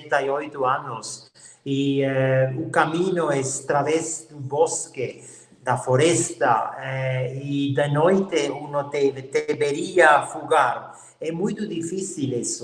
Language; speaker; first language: Portuguese; non-native, fluent; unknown